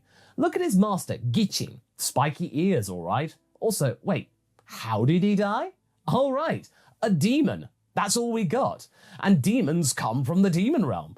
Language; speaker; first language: English; native; English